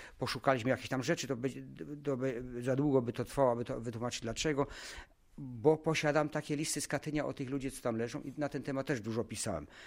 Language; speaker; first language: Polish; non-native, local second language; German